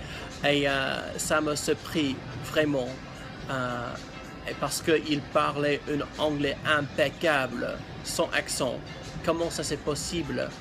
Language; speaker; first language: French; non-native, learner; English